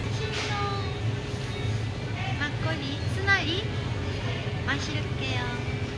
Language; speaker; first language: Korean; non-native, learner; Japanese